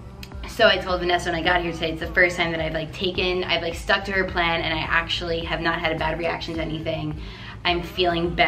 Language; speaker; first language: English; native; English